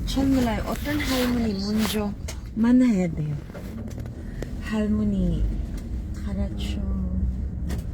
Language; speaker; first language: Korean; non-native, learner; Filipino